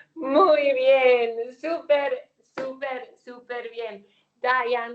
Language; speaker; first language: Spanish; non-native, fluent; Welsh